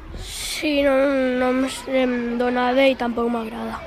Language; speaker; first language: Catalan; non-native, local second language; Spanish